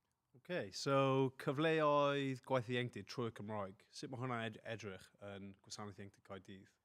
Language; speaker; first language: Welsh; non-native, local second language; English